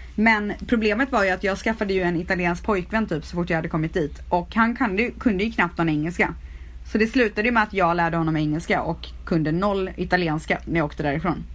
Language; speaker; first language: Swedish; native; Swedish